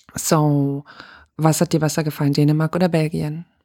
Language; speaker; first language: German; native; German